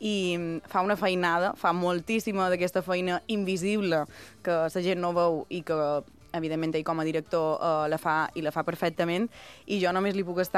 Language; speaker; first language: Catalan; native; Catalan